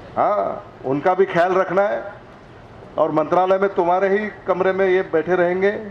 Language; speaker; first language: Hindi; non-native, local second language; Marathi